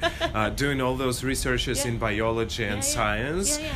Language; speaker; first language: English; non-native, fluent; Russian